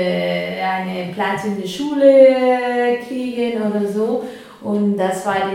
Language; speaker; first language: German; non-native, fluent; Spanish